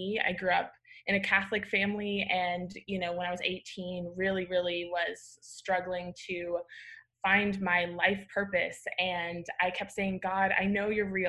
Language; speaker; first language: English; native; English